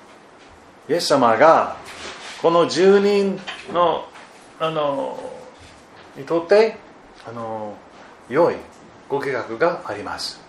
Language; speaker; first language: Japanese; non-native, fluent; German